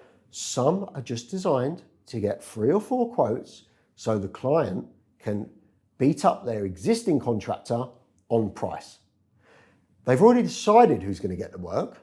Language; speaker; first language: English; native; English